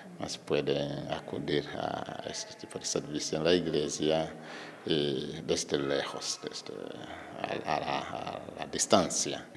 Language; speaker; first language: Spanish; non-native, fluent; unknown